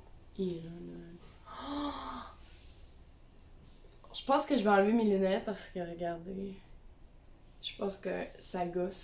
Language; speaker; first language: French; native; French